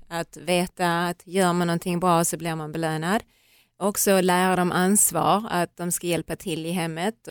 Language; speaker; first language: Swedish; native; Swedish